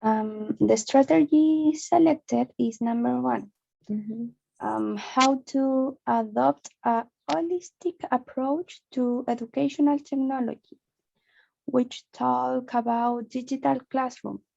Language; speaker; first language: English; non-native, learner; Spanish